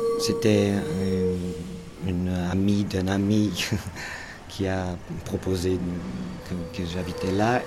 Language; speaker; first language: French; non-native, fluent; Portuguese